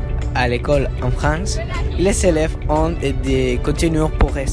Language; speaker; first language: French; non-native, learner; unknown